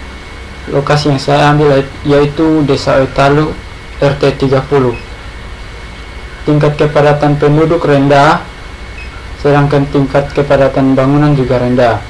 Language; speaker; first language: Indonesian; native; Indonesian